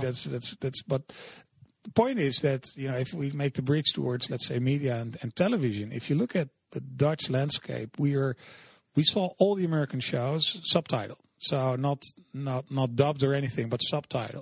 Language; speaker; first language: English; non-native, fluent; Dutch